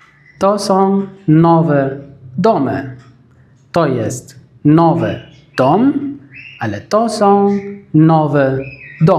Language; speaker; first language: Polish; non-native, fluent; Arabic